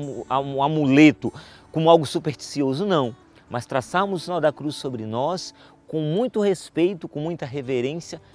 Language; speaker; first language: Portuguese; native; Portuguese